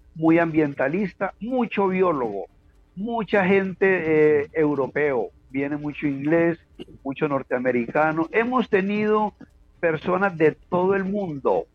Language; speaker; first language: Spanish; native; Spanish